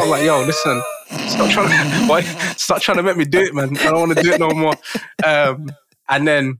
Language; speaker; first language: English; native; English